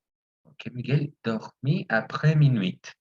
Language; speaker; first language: French; non-native, fluent; Spanish